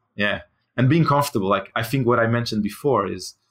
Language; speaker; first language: English; non-native, fluent; Portuguese